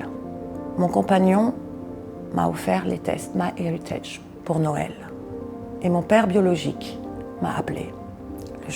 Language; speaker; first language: French; native; French